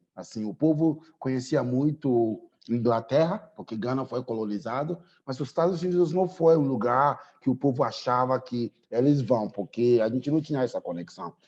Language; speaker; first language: Portuguese; non-native, fluent; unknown